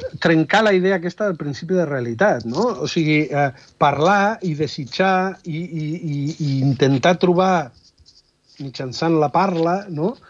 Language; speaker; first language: Catalan; non-native, fluent; Spanish